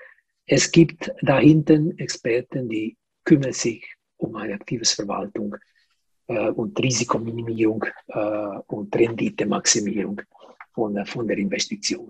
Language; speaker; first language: German; non-native, fluent; Italian